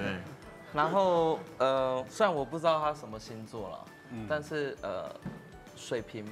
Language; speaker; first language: Chinese; native; Chinese